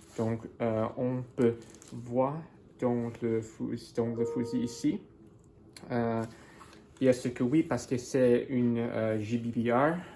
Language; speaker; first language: French; non-native, learner; English